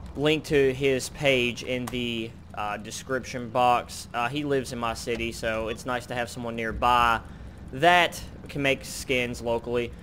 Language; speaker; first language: English; native; English